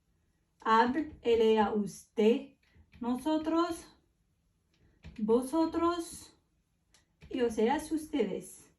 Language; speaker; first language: Spanish; non-native, fluent; Arabic